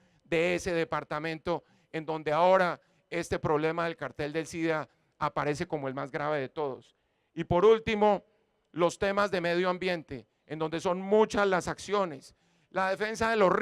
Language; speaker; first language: Spanish; native; Spanish